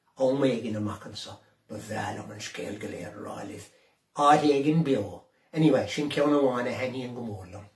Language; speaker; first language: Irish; native; Irish